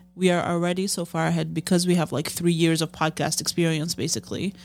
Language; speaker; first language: English; non-native, fluent; Arabic